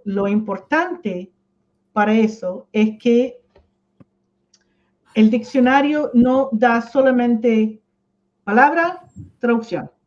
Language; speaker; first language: Spanish; non-native, fluent; English